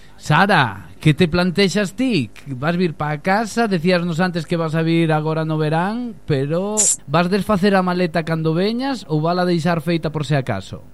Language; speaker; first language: Galician; native; Galician